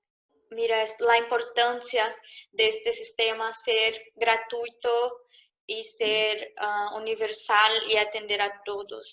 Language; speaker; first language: Spanish; non-native, learner; Portuguese